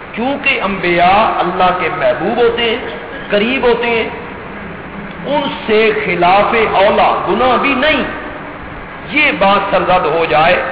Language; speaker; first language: Urdu; non-native, local second language; Punjabi